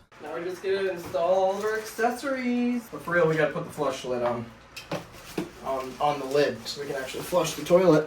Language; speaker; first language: English; native; English